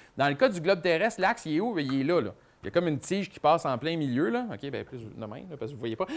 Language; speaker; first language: French; native; French